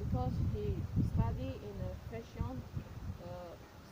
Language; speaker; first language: English; non-native, learner; Tajik